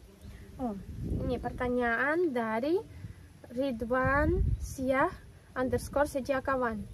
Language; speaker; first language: Indonesian; non-native, fluent; Russian